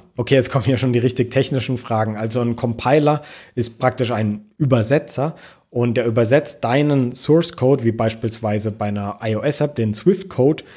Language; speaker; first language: German; native; German